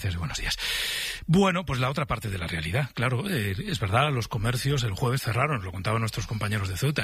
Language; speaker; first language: Spanish; native; Spanish